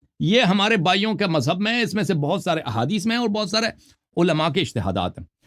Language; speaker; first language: Urdu; non-native, fluent; Persian